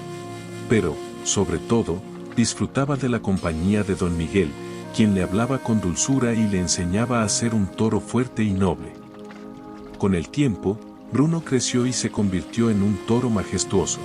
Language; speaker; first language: Spanish; native; Spanish